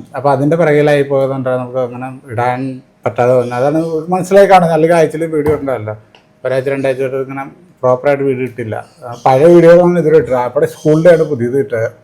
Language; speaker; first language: Malayalam; native; Malayalam